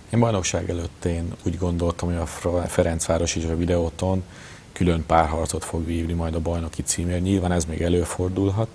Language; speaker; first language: Hungarian; native; Hungarian